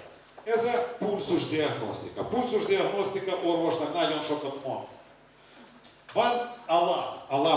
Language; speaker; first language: Hungarian; non-native, learner; Russian